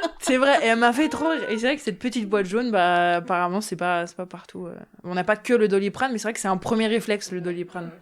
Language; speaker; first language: French; native; French